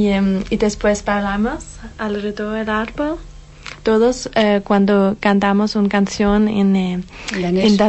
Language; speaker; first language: Spanish; non-native, learner; Danish